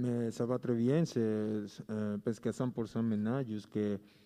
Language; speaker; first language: French; non-native, learner; Spanish